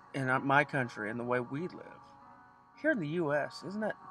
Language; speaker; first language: English; native; English